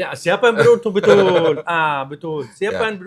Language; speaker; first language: Indonesian; non-native, learner; Arabic